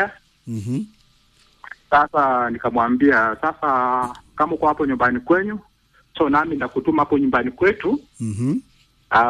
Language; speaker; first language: Swahili; non-native, local second language; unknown